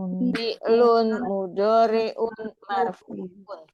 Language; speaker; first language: Arabic; non-native, learner; Indonesian